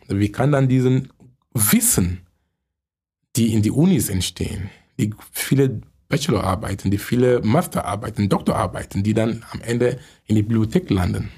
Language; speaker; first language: German; non-native, fluent; English